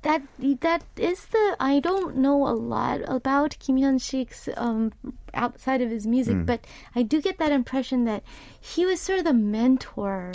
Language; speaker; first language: English; early bilingual, other home language; Korean